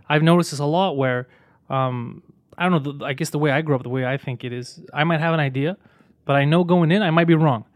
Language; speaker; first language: English; native; English